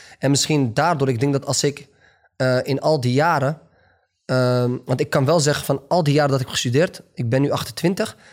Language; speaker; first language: Dutch; early bilingual, other home language; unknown